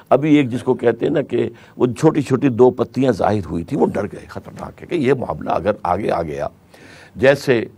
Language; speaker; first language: Urdu; native; Urdu